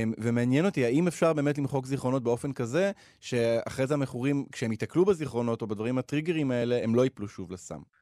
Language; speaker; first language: Hebrew; native; Hebrew